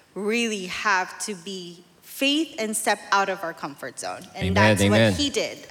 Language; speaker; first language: English; non-native, local second language; Filipino